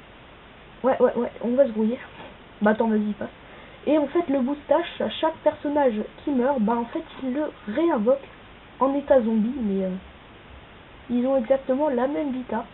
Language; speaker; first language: French; native; French